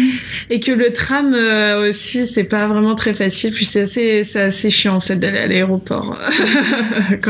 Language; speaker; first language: French; native; French